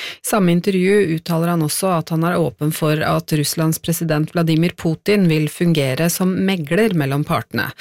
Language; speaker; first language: Norwegian; native; Norwegian